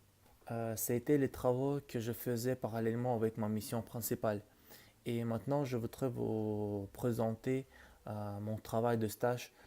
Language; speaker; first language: French; non-native, learner; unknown